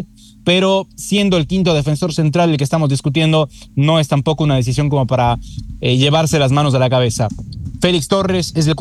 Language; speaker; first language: Spanish; native; Spanish